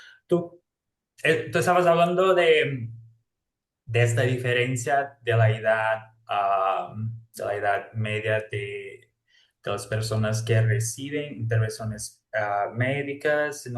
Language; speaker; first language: Spanish; non-native, fluent; Portuguese